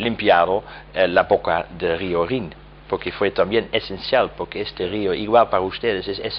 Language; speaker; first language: Spanish; non-native, fluent; Dutch